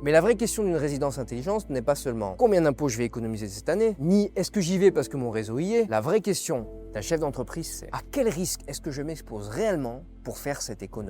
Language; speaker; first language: French; native; French